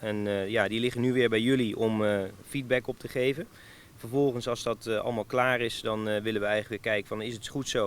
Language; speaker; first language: Dutch; native; Dutch